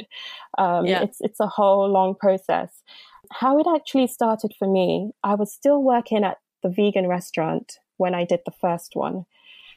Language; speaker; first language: English; non-native, local second language; Yoruba